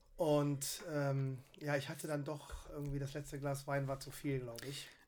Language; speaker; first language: German; native; German